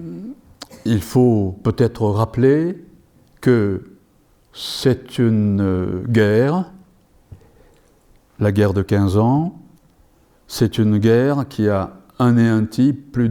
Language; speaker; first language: French; non-native, fluent; Japanese